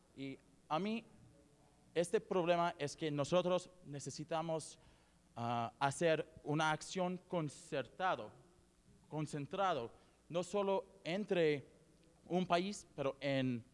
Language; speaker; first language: Spanish; non-native, learner; English